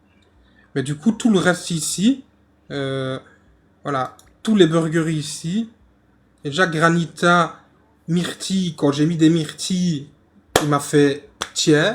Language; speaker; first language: French; native; French